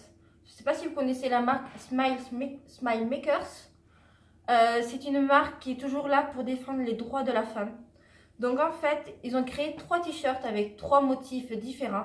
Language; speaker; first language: French; native; French